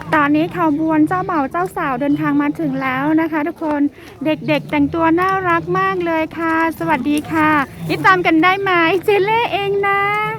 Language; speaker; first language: Thai; non-native, local second language; Karen languages